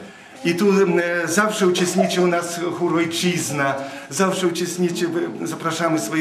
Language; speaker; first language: Polish; early bilingual, heritage; Polish